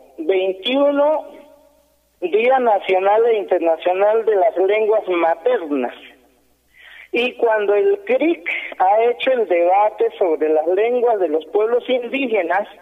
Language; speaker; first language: Spanish; non-native, local second language; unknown